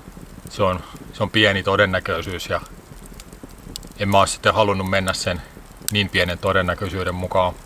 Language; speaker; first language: Finnish; native; Finnish